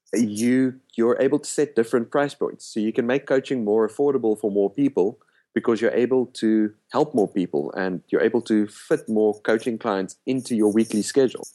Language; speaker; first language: English; non-native, local second language; Afrikaans